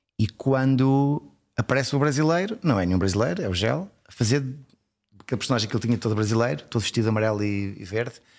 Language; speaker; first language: Portuguese; early bilingual, heritage; Portuguese